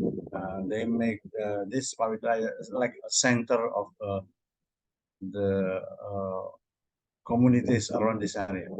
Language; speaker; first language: English; non-native, learner; Indonesian